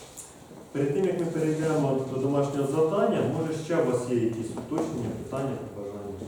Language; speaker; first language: Ukrainian; native; Ukrainian